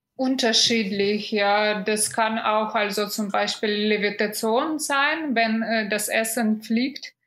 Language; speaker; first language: German; non-native, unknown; Russian